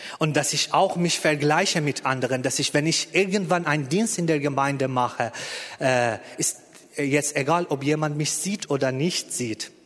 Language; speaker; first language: German; non-native, fluent; Persian